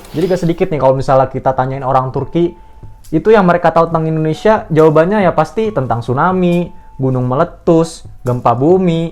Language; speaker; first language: Indonesian; native; Indonesian